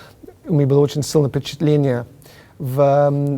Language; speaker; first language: Russian; non-native, learner; English